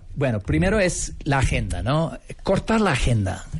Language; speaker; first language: Spanish; non-native, fluent; English